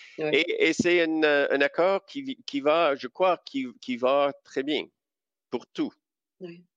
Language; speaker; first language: French; non-native, local second language; English